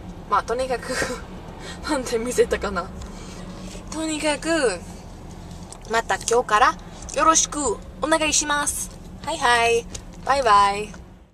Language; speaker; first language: Japanese; non-native, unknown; English